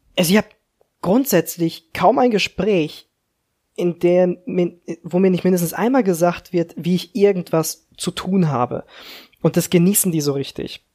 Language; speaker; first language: German; early bilingual, other home language; Czech